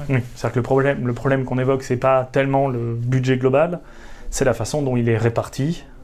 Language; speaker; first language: French; native; French